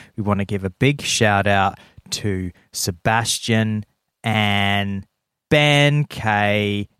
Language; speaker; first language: English; native; English